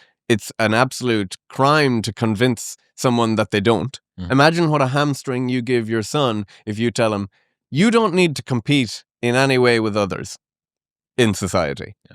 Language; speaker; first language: English; native; English